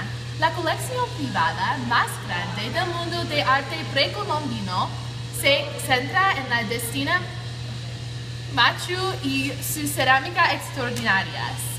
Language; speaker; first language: Spanish; non-native, learner; English